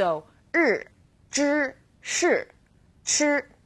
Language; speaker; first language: Chinese; non-native, fluent; English